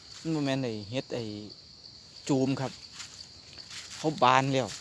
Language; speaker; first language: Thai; non-native, local second language; Northeastern Thai